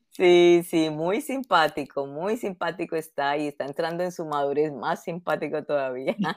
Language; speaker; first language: Spanish; native; Spanish